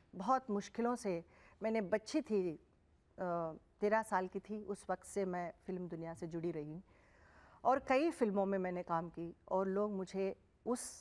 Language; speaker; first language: Hindi; non-native, local second language; Telugu